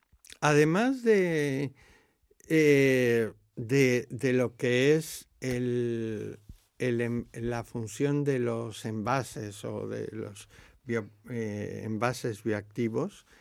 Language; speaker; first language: Spanish; native; Spanish